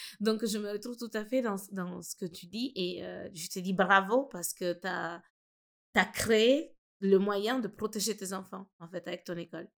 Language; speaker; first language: French; non-native, fluent; Italian